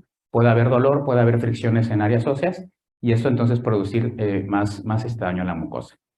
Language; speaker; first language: Spanish; native; Spanish